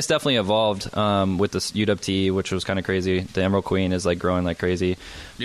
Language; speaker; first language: English; native; English